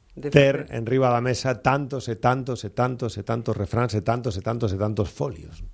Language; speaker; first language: Galician; native; Galician